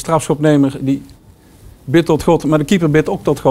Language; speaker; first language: Dutch; native; Dutch